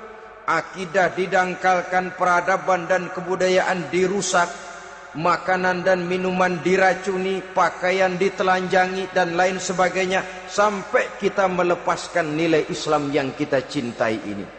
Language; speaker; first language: Indonesian; native; Indonesian